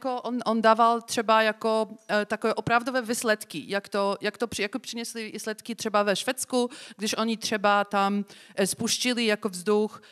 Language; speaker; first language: Czech; non-native, fluent; Polish